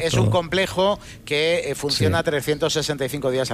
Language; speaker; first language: Spanish; native; Spanish